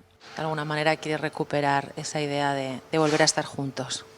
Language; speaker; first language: Spanish; native; Spanish